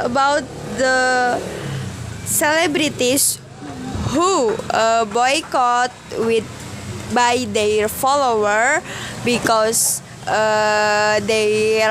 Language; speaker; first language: English; non-native, learner; Indonesian